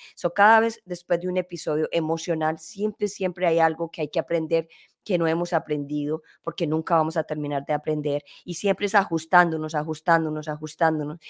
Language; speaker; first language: Spanish; native; Spanish